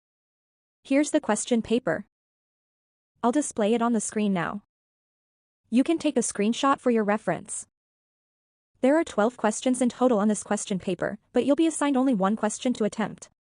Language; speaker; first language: English; non-native, local second language; Malayalam